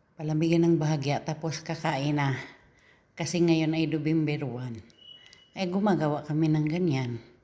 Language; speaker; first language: Filipino; non-native, local second language; Cebuano